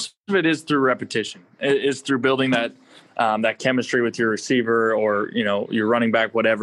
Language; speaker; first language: English; native; English